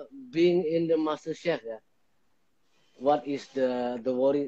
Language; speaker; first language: English; non-native, local second language; Malay